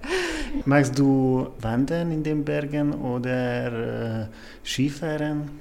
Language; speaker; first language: German; non-native, fluent; Hungarian